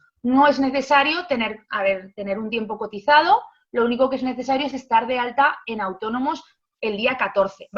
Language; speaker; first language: Spanish; native; Spanish